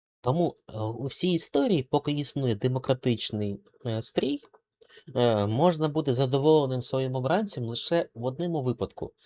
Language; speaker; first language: Ukrainian; non-native, local second language; Russian